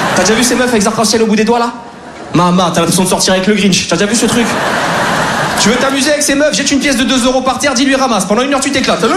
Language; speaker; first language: French; native; French